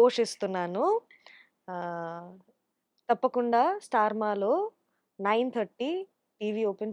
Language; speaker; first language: Telugu; non-native, learner; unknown